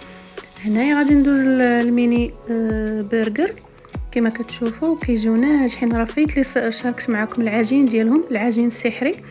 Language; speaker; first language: Arabic; native; Arabic